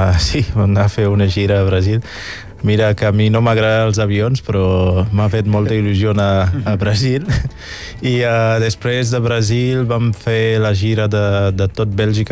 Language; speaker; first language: Catalan; non-native, fluent; Mandingo